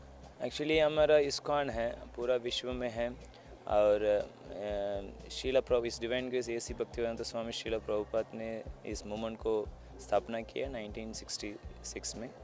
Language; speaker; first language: Hindi; non-native, local second language; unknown